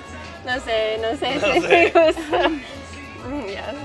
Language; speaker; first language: Spanish; non-native, fluent; English